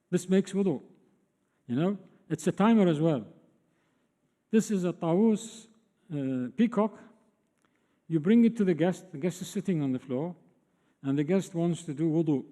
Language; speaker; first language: English; non-native, fluent; Arabic